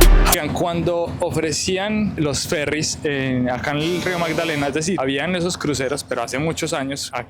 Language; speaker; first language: Spanish; native; Spanish